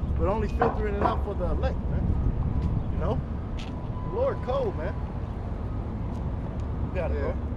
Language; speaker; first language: English; native; English